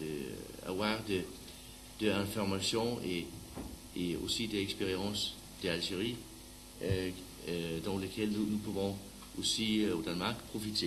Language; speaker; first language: French; non-native, learner; Danish